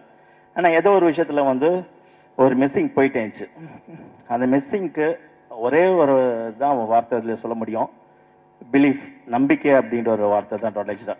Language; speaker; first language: Tamil; native; Tamil